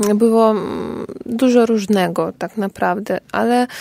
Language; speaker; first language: Polish; non-native, fluent; Ukrainian